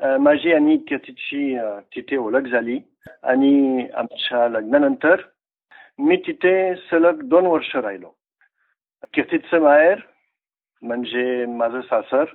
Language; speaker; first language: Marathi; non-native, fluent; French